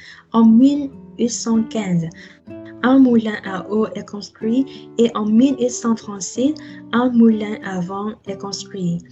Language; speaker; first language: French; non-native, learner; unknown